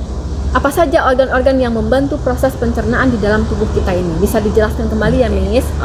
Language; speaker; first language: Indonesian; native; Indonesian